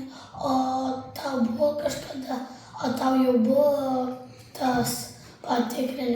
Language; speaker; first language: Lithuanian; non-native, local second language; Russian